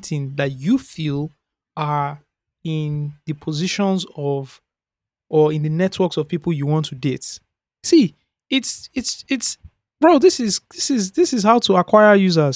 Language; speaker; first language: English; non-native, local second language; Yoruba